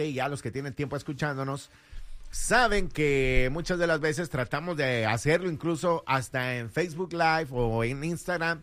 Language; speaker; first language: Spanish; native; Spanish